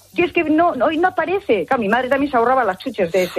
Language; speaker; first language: Spanish; native; Spanish